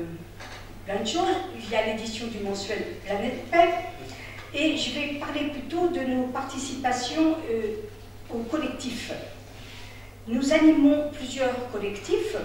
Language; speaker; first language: French; native; French